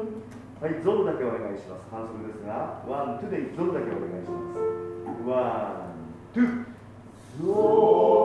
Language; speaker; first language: Japanese; native; Japanese